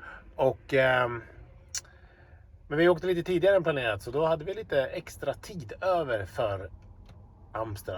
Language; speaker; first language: Swedish; native; Swedish